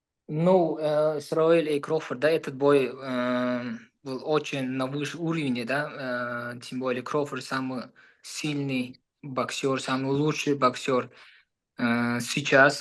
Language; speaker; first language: Russian; non-native, learner; Uzbek